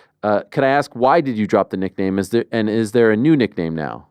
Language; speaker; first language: English; native; English